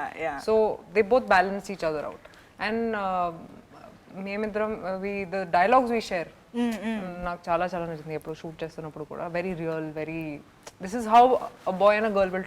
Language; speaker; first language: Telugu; non-native, fluent; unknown